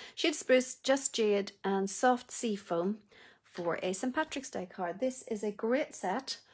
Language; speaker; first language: English; native; English